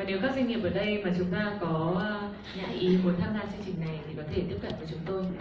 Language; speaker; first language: Vietnamese; native; Vietnamese